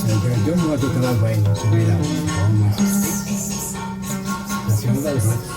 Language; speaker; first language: French; non-native, learner; Arabic